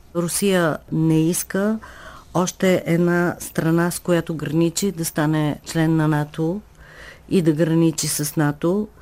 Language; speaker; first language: Bulgarian; native; Bulgarian